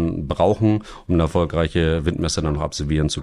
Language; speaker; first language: German; native; German